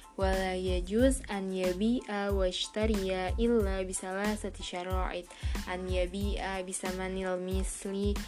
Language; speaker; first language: Arabic; non-native, fluent; Indonesian